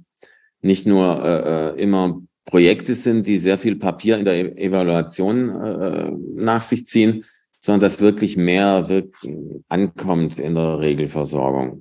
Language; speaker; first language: German; native; German